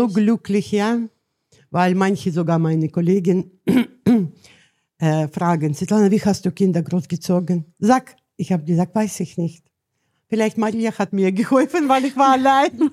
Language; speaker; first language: German; non-native, learner; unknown